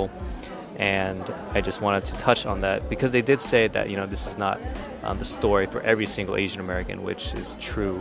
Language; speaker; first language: English; native; English